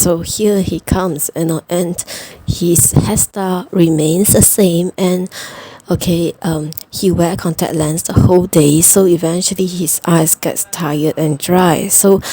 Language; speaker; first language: English; non-native, fluent; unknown